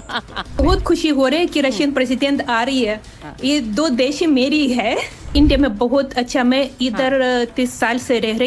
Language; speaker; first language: Hindi; non-native, learner; Russian